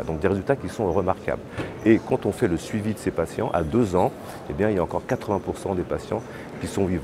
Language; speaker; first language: French; native; French